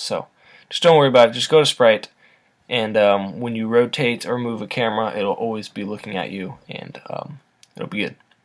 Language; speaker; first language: English; native; English